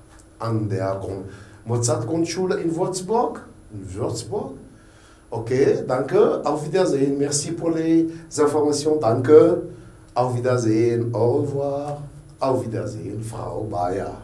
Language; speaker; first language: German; non-native, fluent; Arabic